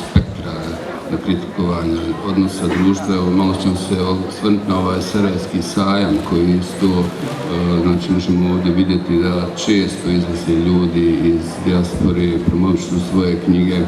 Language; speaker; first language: Bosnian; native; Bosnian